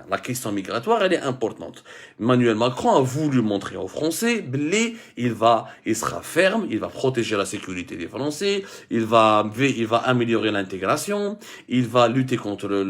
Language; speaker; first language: French; non-native, local second language; Arabic